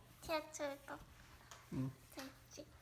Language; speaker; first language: Korean; non-native, learner; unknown